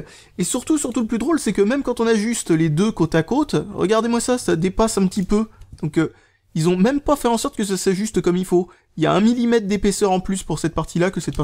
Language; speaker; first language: French; native; French